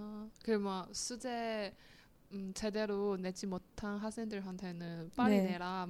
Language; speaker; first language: Korean; non-native, fluent; Chinese